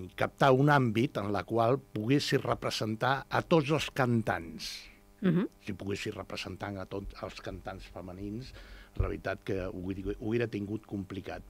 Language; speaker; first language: Catalan; non-native, local second language; Spanish